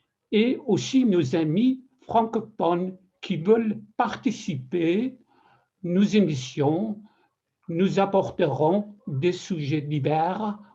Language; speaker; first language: French; non-native, fluent; Persian